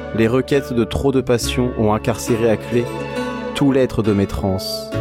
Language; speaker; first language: French; non-native, fluent; Portuguese